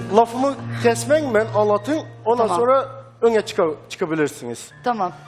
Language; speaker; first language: Turkish; non-native, learner; Turkmen